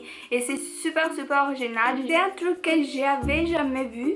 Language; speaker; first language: French; non-native, learner; Spanish